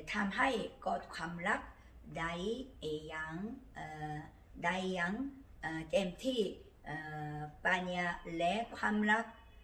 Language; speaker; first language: Thai; non-native, learner; Korean